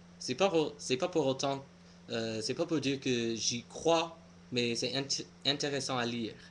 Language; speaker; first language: French; non-native, fluent; English